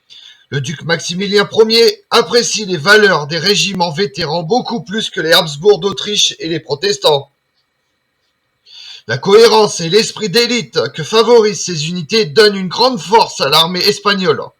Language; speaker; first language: French; native; French